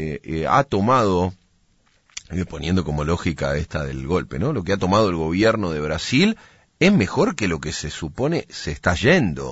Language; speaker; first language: Spanish; native; Spanish